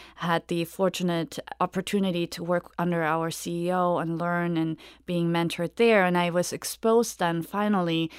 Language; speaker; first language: English; non-native, fluent; German